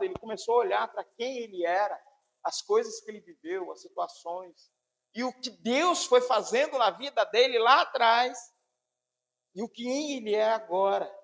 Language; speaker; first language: Portuguese; native; Portuguese